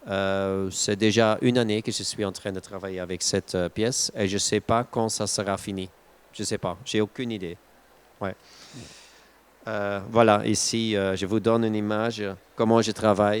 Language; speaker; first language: French; non-native, local second language; Dutch